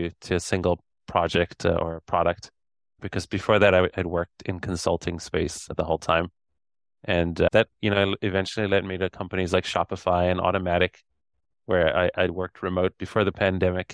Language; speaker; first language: English; native; English